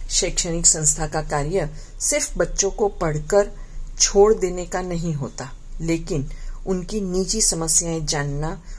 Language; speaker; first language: Hindi; non-native, local second language; Gujarati